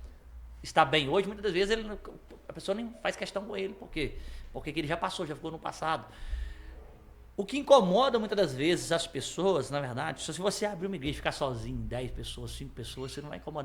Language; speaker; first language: Portuguese; native; Portuguese